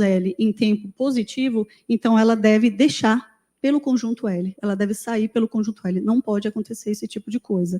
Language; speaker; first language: Portuguese; native; Portuguese